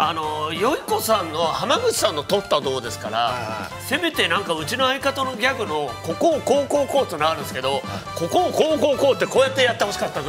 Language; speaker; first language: Japanese; native; Japanese